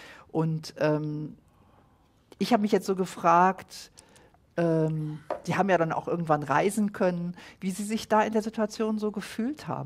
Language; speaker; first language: German; native; German